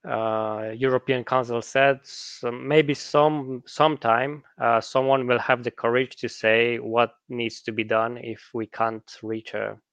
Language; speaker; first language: English; non-native, fluent; Romanian